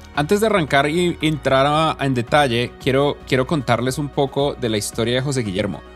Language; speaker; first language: Spanish; native; Spanish